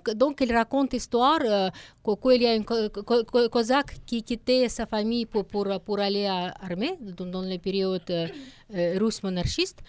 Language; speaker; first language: French; non-native, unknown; Russian